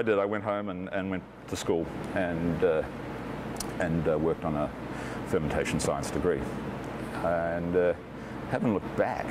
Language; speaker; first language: English; native; English